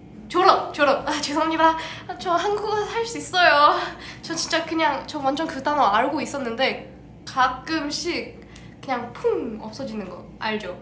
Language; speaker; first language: Korean; early bilingual, heritage; English